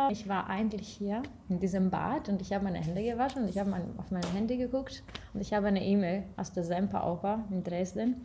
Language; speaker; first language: German; non-native, fluent; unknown